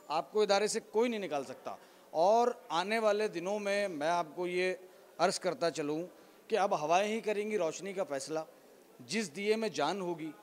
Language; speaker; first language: Urdu; native; Urdu